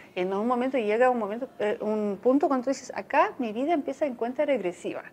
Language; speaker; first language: Spanish; non-native, fluent; Russian